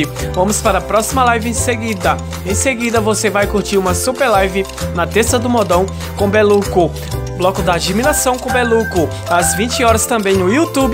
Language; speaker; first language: Portuguese; native; Portuguese